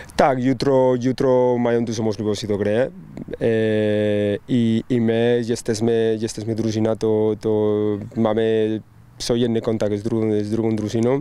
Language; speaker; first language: Polish; non-native, learner; Spanish